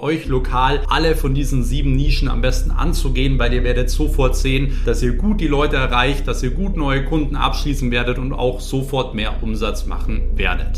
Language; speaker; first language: German; native; German